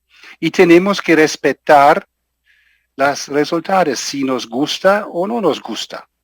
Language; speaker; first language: Spanish; non-native, fluent; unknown